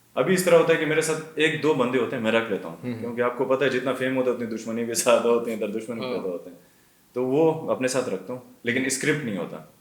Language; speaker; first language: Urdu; non-native, local second language; Pashto